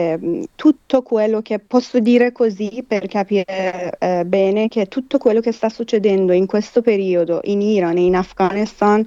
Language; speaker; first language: Italian; non-native, fluent; Persian